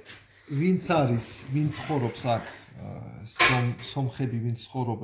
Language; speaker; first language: Georgian; non-native, learner; German